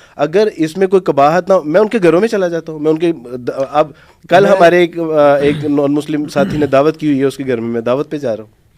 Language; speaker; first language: Urdu; non-native, local second language; Punjabi